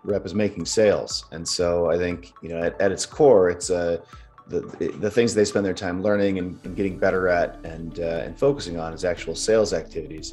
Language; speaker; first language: English; native; English